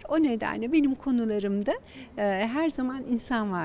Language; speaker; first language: Turkish; native; Turkish